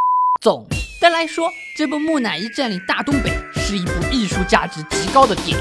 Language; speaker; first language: Chinese; native; Chinese